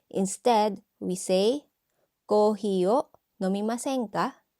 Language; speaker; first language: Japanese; non-native, fluent; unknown